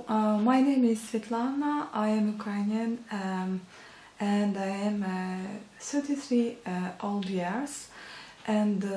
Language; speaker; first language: English; non-native, learner; Russian